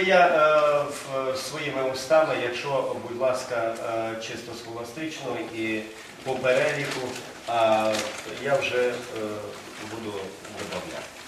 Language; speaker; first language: Ukrainian; native; Ukrainian